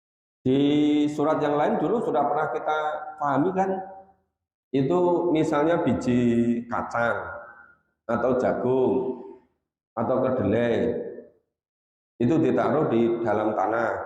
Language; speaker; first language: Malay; non-native, local second language; Javanese